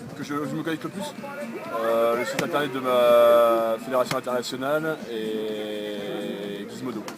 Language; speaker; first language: French; native; French